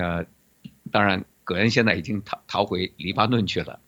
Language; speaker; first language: Chinese; native; Chinese